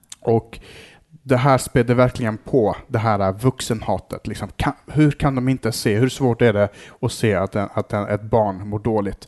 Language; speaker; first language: Swedish; early bilingual, other home language; Arabic